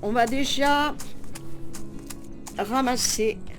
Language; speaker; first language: French; native; French